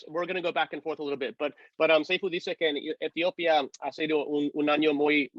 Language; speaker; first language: Spanish; non-native, fluent; English